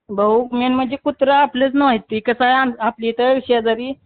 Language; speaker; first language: Marathi; native; Marathi